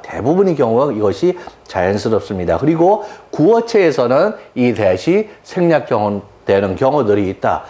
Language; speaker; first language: Korean; native; Korean